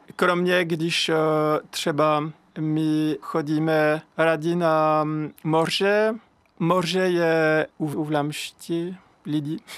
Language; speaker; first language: Czech; non-native, fluent; French